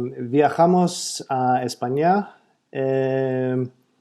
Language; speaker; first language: Spanish; non-native, learner; Swedish